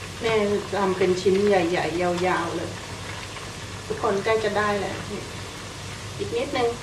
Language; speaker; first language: Thai; native; Thai